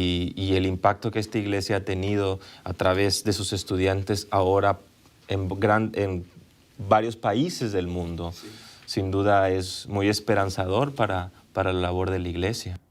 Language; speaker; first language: Spanish; native; Spanish